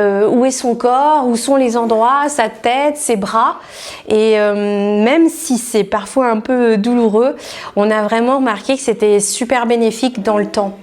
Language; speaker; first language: French; native; French